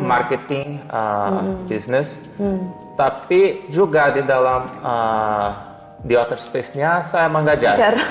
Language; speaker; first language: Indonesian; non-native, learner; Portuguese